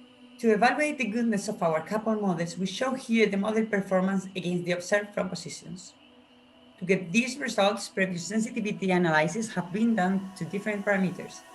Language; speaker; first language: English; non-native, fluent; Spanish